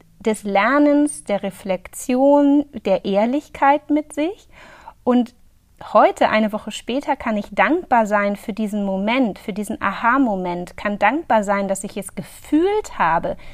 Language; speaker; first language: German; native; German